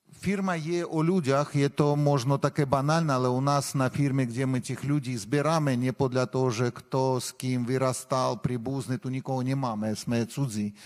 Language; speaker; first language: Slovak; non-native, fluent; Armenian